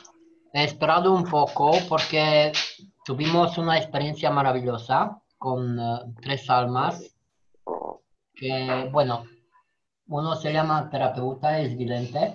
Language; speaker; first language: Spanish; non-native, fluent; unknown